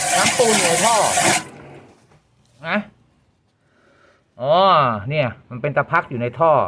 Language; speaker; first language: Thai; native; Thai